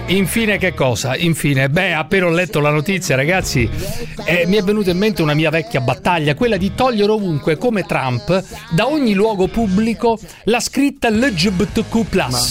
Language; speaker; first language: Italian; native; Italian